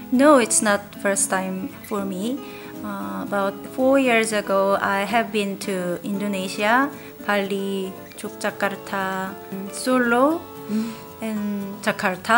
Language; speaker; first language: English; non-native, learner; Korean